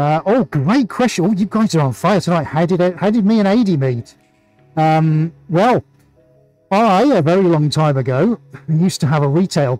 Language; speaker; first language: English; native; English